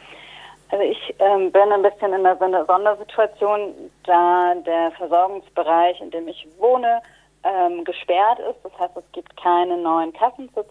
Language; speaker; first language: German; native; German